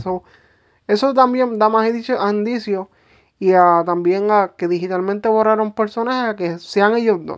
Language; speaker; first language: Spanish; native; Spanish